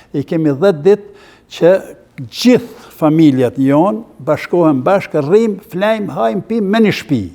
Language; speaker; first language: Albanian; native; Albanian